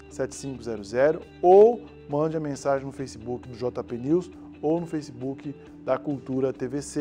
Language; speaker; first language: Portuguese; native; Portuguese